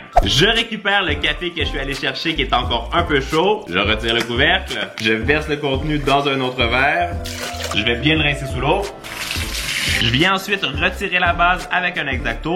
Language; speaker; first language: French; native; French